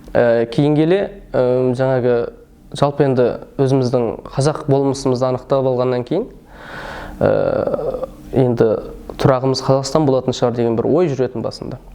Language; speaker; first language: Kazakh; early bilingual, heritage; Kazakh